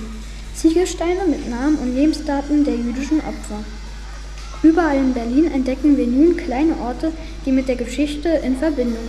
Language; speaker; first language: German; native; German